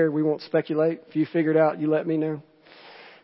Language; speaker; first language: English; native; English